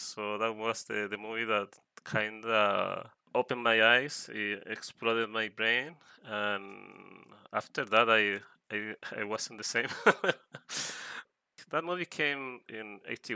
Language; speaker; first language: English; non-native, fluent; Spanish